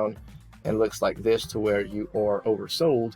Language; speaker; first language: English; native; English